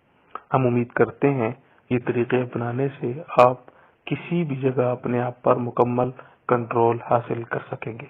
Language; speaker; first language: Urdu; native; Urdu